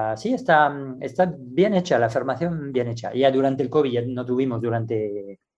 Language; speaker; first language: Spanish; non-native, fluent; French